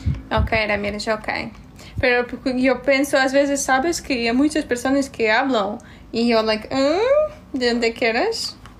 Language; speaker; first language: Spanish; non-native, learner; Ukrainian